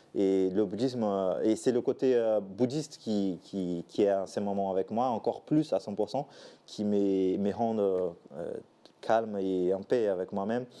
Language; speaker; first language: French; non-native, fluent; Portuguese